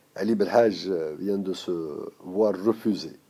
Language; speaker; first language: French; non-native, local second language; Arabic